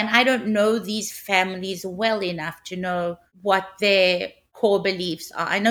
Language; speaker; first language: English; native; English